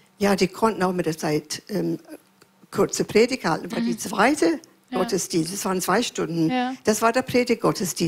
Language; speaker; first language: German; non-native, fluent; English